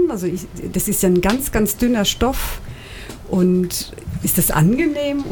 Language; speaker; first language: German; native; German